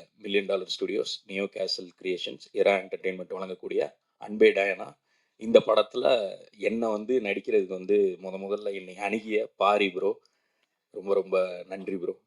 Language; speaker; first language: Tamil; native; Tamil